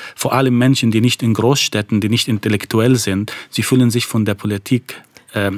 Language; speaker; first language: German; non-native, fluent; Arabic